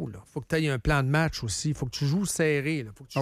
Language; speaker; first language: French; native; French